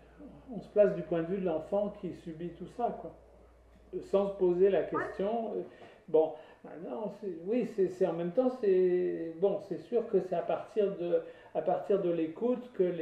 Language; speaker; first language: French; native; French